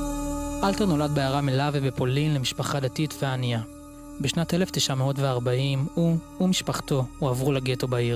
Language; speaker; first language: Hebrew; native; Hebrew